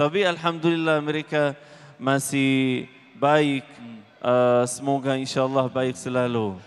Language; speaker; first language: Indonesian; non-native, learner; Arabic